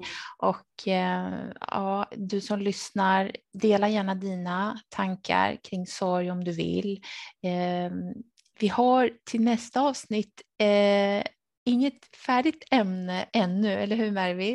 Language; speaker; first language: Swedish; native; Swedish